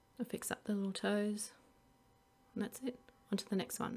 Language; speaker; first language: English; native; English